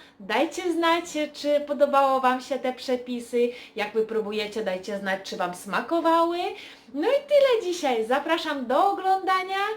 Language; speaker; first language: Polish; native; Polish